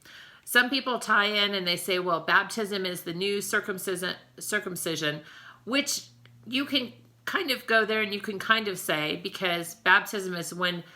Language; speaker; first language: English; native; English